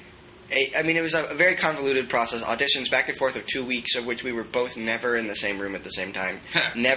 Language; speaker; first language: English; native; English